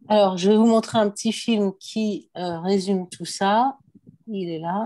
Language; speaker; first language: French; native; French